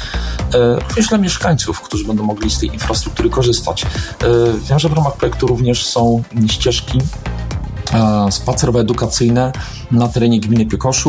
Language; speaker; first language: Polish; native; Polish